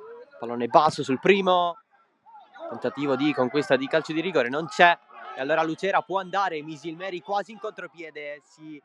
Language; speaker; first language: Italian; native; Italian